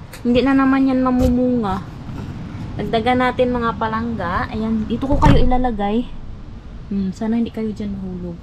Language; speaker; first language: Filipino; non-native, local second language; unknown